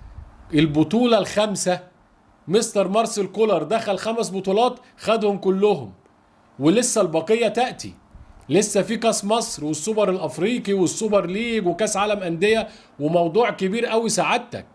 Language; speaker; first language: Arabic; native; Arabic